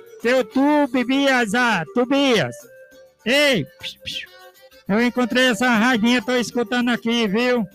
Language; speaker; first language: Portuguese; native; Portuguese